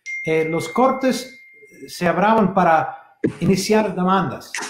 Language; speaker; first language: Spanish; non-native, fluent; English